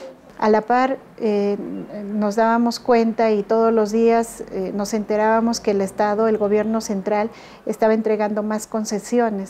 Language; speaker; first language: Spanish; native; Spanish